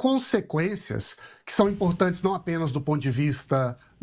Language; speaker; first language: Portuguese; native; Portuguese